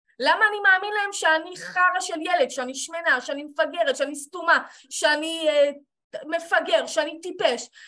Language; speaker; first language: Hebrew; native; Hebrew